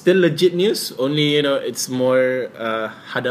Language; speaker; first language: English; non-native, local second language; Malay